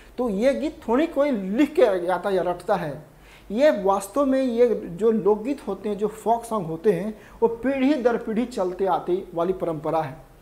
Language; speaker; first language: Hindi; native; Hindi